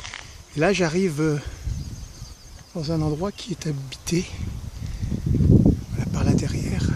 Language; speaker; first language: French; native; French